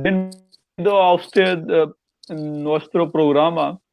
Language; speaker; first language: Spanish; non-native, learner; Urdu